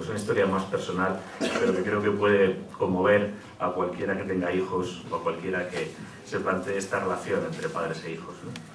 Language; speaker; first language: Spanish; native; Spanish